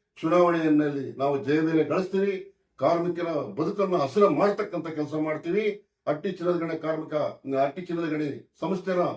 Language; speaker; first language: Kannada; native; Kannada